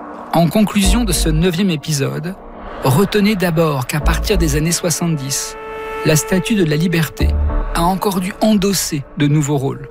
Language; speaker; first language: French; native; French